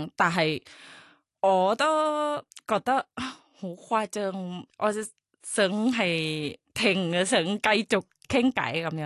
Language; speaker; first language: Cantonese; non-native, learner; Thai